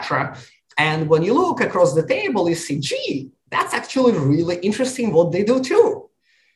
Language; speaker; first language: English; non-native, fluent; Russian